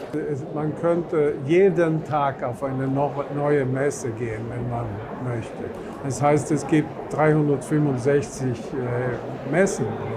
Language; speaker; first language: German; non-native, fluent; Swedish